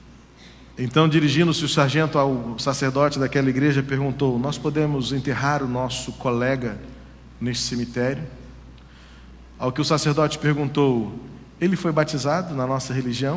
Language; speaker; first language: Portuguese; native; Portuguese